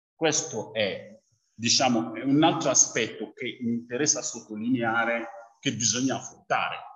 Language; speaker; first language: Italian; non-native, fluent; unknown